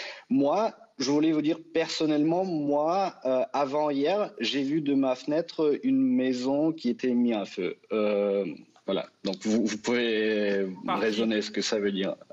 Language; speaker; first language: French; non-native, fluent; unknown